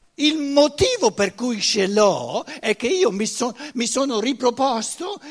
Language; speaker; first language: Italian; non-native, fluent; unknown